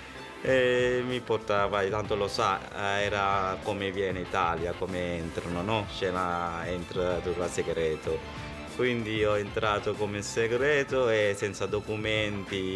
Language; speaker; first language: Italian; non-native, learner; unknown